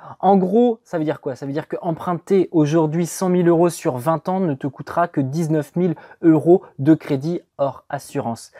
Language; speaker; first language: French; native; French